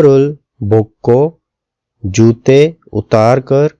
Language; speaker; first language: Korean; non-native, fluent; Urdu